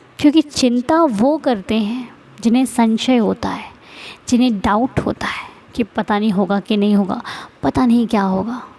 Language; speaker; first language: Hindi; native; Hindi